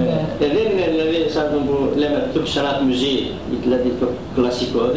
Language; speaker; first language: Greek; non-native, local second language; Turkish